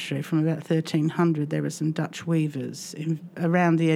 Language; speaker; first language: English; native; English